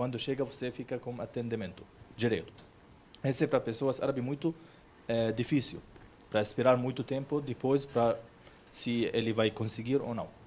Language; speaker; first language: Portuguese; non-native, learner; Arabic